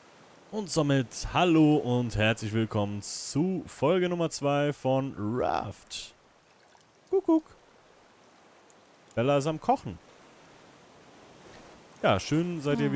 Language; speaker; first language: German; native; German